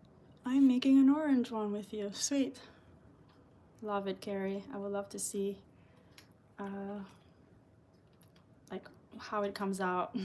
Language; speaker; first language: English; early bilingual, other home language; Albanian